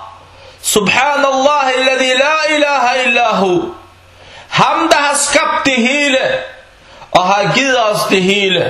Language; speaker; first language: Danish; non-native, fluent; Arabic